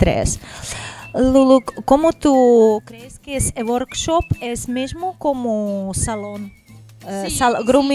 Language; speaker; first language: Spanish; non-native, learner; Portuguese